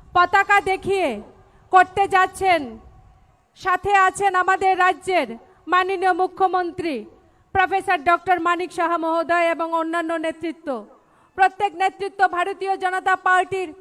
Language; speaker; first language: Hindi; non-native, local second language; Bangla